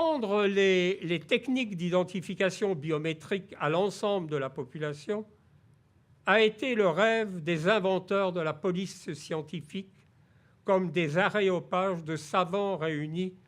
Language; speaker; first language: French; native; French